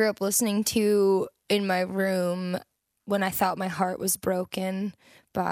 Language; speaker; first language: English; native; English